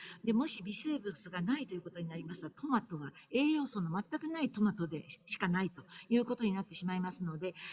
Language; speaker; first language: Japanese; native; Japanese